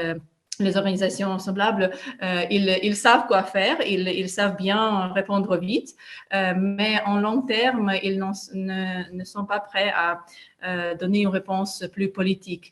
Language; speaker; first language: French; non-native, fluent; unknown